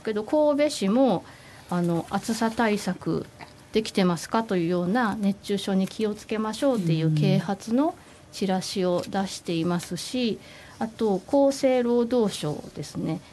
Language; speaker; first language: Japanese; native; Japanese